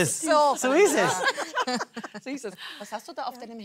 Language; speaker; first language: German; native; German